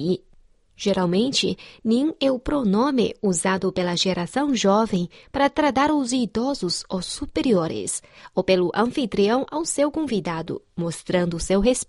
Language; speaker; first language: Portuguese; non-native, fluent; Chinese